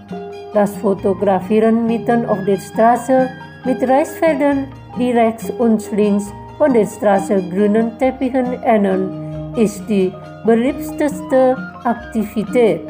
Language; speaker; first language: German; non-native, fluent; Indonesian